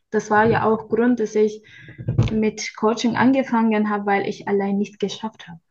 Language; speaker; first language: German; non-native, fluent; Turkish